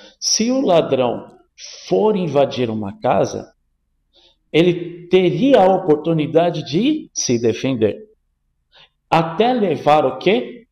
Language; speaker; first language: Portuguese; native; Portuguese